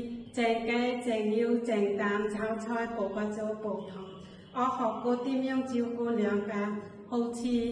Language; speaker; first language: Cantonese; non-native, learner; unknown